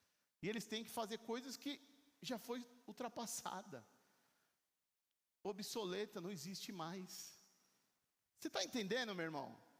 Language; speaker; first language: Portuguese; native; Portuguese